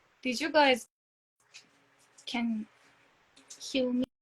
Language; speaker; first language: English; non-native, learner; Korean